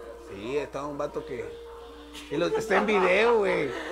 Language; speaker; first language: Spanish; native; Spanish